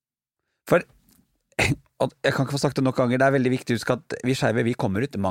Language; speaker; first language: Norwegian; native; Norwegian